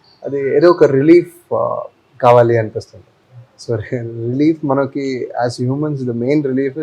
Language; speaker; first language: Telugu; non-native, fluent; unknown